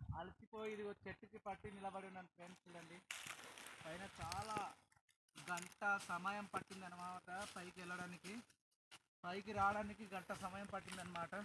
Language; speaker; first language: Telugu; non-native, local second language; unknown